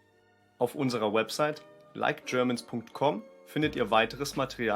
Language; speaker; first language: German; native; German